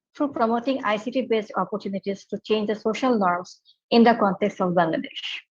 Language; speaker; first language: English; non-native, local second language; Bangla